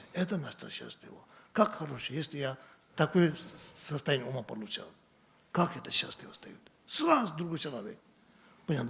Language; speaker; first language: Russian; non-native, learner; Tibetan